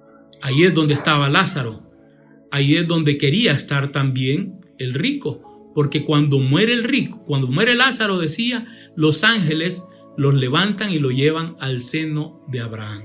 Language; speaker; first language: Spanish; native; Spanish